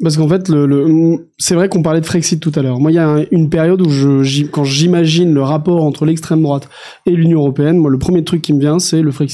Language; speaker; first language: French; native; French